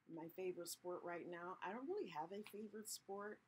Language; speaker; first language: English; native; English